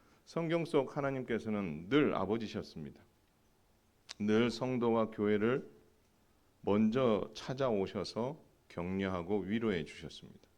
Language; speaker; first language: Korean; native; Korean